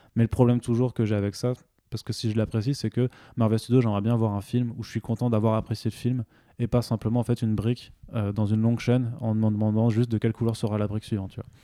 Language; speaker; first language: French; native; French